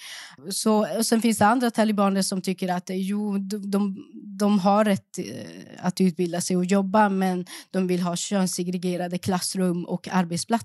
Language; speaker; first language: Swedish; early bilingual, other home language; Persian